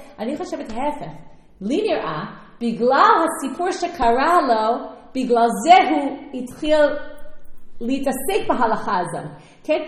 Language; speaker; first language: Hebrew; non-native, fluent; English